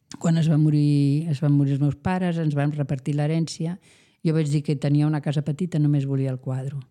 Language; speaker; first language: Catalan; non-native, local second language; Spanish